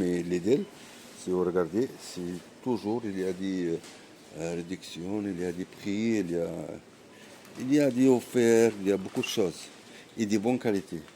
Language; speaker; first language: French; non-native, learner; Arabic